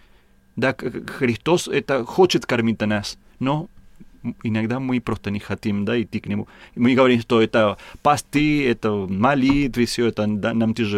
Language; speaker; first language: Russian; non-native, learner; Spanish